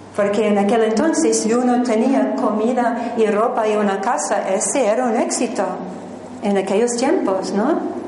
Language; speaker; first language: Spanish; non-native, fluent; English